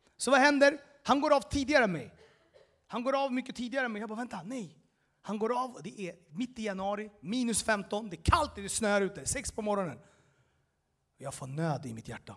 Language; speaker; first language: Swedish; early bilingual, other home language; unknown